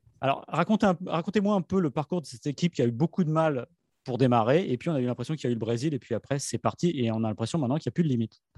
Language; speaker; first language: French; native; French